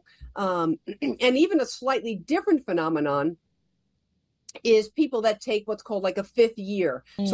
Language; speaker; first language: English; native; English